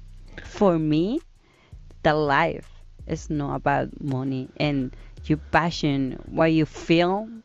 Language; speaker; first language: English; non-native, learner; Spanish